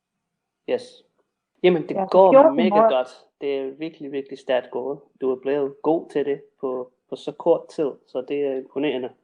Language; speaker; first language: Danish; non-native, fluent; English